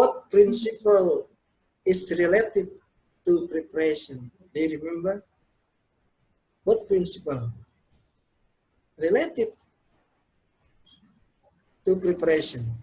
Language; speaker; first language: English; non-native, learner; Indonesian